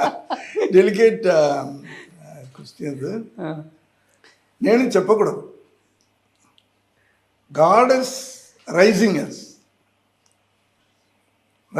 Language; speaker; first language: Telugu; non-native, learner; Tamil